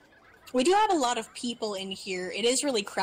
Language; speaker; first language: English; native; English